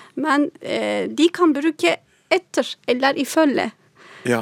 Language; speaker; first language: Norwegian; non-native, fluent; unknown